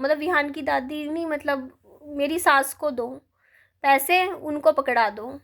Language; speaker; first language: Hindi; native; Hindi